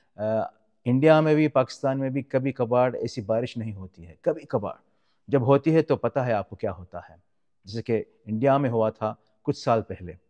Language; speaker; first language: Urdu; non-native, fluent; Arabic